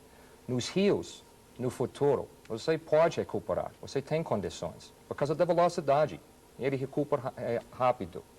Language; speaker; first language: Portuguese; non-native, fluent; English